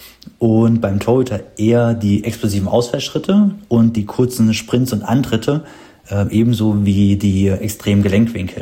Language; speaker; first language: German; native; German